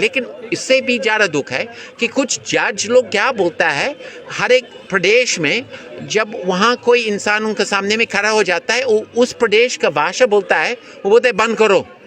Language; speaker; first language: Hindi; non-native, fluent; English